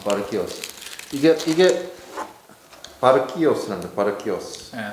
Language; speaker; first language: Spanish; non-native, learner; Korean